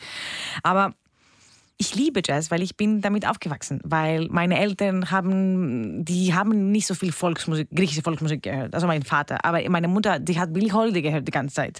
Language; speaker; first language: German; non-native, fluent; Greek